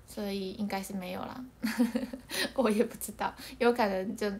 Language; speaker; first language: Chinese; non-native, fluent; Japanese